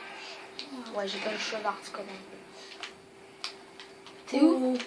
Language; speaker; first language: French; native; French